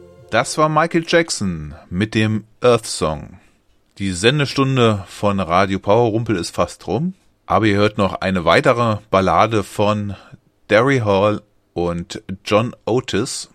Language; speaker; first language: German; native; German